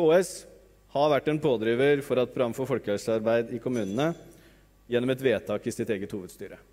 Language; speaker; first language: Norwegian; native; Norwegian